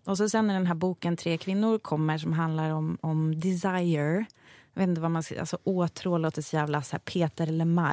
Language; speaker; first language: Swedish; native; Swedish